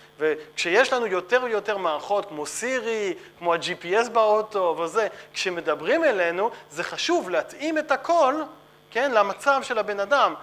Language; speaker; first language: Hebrew; non-native, fluent; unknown